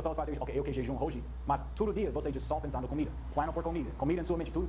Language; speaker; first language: Portuguese; non-native, learner; English